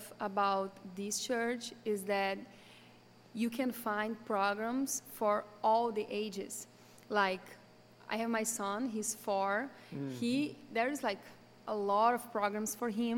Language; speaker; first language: English; non-native, fluent; Portuguese